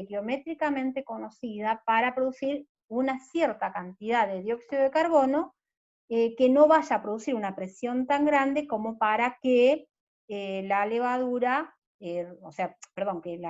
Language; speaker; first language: Spanish; native; Spanish